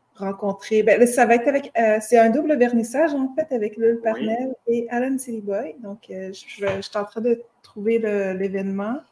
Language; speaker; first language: French; native; French